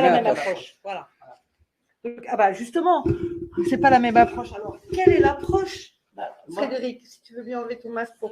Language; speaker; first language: French; native; French